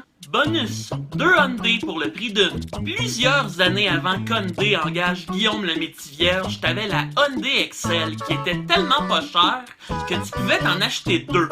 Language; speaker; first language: French; native; French